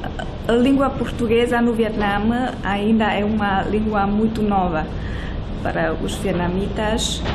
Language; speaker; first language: Portuguese; non-native, fluent; Vietnamese